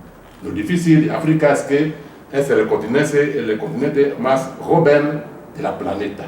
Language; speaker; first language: Spanish; non-native, fluent; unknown